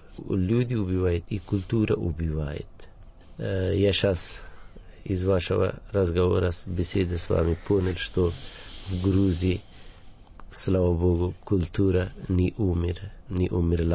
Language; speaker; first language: Russian; non-native, fluent; Persian